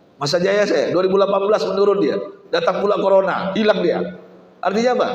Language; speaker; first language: Indonesian; native; Indonesian